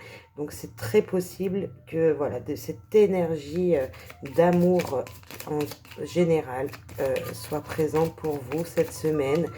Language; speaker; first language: French; native; French